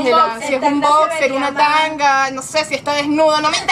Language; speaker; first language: Spanish; native; Spanish